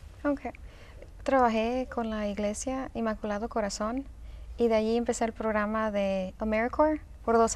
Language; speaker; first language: Spanish; early bilingual, heritage; Spanish